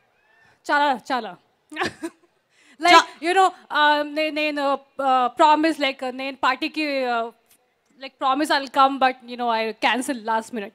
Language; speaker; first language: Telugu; non-native, learner; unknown